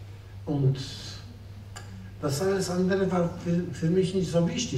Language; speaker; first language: German; non-native, fluent; Polish